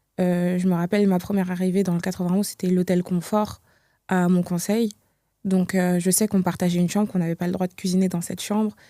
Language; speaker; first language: French; early bilingual, other home language; Kinyarwanda